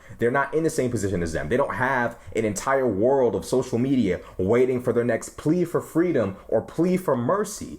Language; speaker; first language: English; native; English